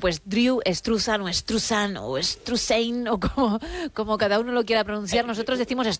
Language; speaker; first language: Spanish; native; Spanish